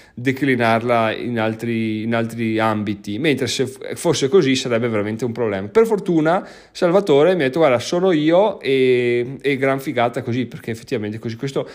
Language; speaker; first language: Italian; native; Italian